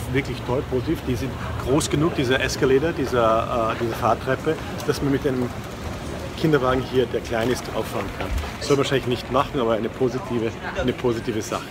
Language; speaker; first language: German; non-native, fluent; English